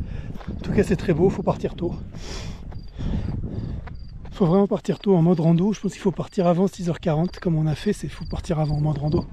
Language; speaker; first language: French; native; French